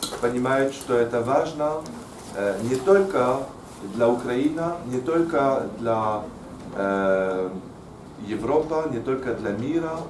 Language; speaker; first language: Russian; non-native, fluent; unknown